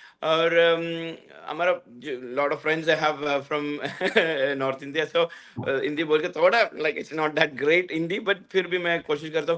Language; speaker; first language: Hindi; non-native, local second language; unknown